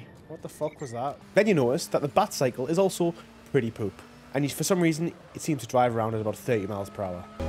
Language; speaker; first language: English; native; English